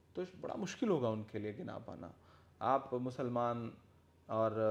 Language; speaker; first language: Hindi; native; Hindi